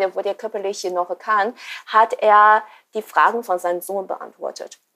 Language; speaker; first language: German; non-native, fluent; Chinese